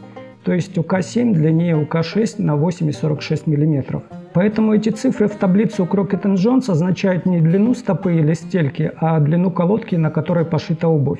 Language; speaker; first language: Russian; native; Russian